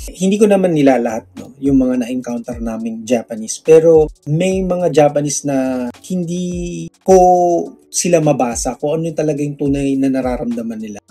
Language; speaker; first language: Filipino; non-native, local second language; Cebuano